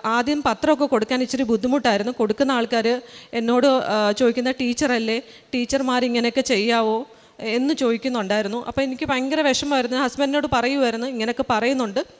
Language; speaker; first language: Malayalam; early bilingual, heritage; Malayalam